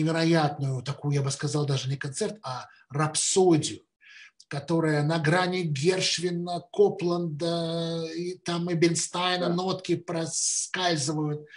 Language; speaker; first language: Russian; native; Russian